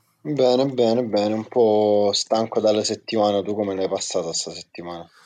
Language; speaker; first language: Italian; native; Italian